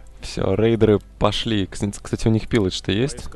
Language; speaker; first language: Russian; native; Russian